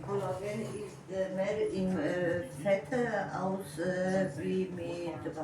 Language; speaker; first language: German; non-native, fluent; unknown